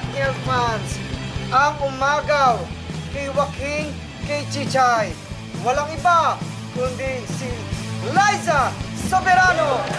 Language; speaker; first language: Filipino; native; Filipino